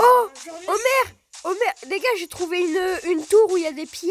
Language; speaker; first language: French; native; French